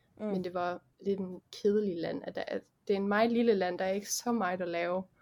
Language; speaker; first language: Danish; early bilingual, heritage; Danish